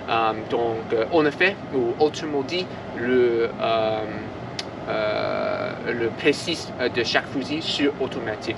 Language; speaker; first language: French; non-native, learner; English